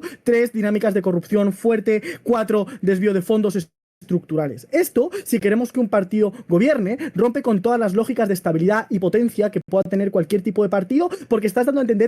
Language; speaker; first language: Spanish; native; Spanish